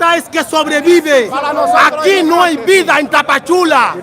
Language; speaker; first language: Spanish; non-native, learner; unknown